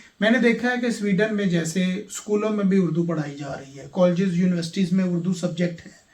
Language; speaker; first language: Urdu; non-native, local second language; Punjabi